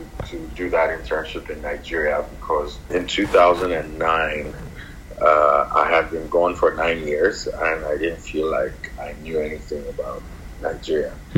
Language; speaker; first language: English; non-native, local second language; Yoruba